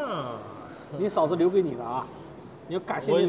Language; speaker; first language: Chinese; native; Chinese